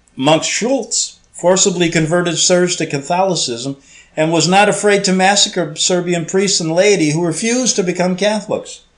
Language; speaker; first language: English; native; English